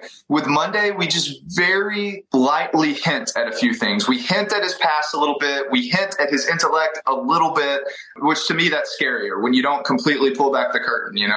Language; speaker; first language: English; native; English